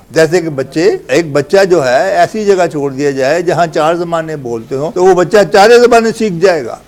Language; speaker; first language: Urdu; native; Urdu